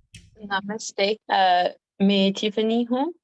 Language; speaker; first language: Hindi; non-native, learner; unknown